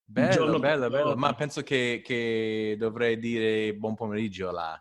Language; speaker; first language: Italian; non-native, learner; English